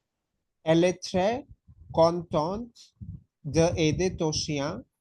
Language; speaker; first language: French; non-native, fluent; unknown